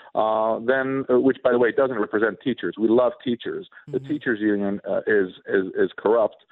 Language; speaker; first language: English; non-native, fluent; Swedish